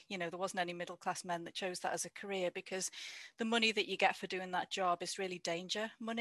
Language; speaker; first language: English; native; English